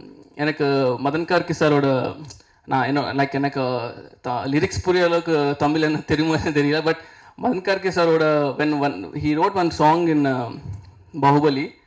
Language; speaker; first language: Tamil; non-native, local second language; Telugu